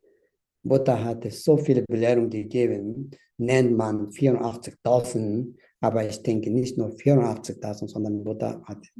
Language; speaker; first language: German; non-native, learner; Tibetan